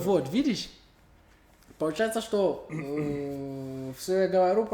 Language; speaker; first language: Russian; non-native, learner; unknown